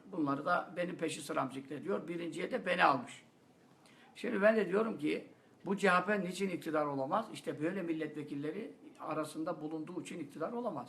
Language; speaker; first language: Turkish; native; Turkish